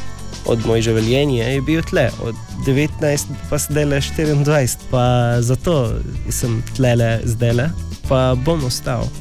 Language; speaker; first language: Slovenian; non-native, learner; Arabic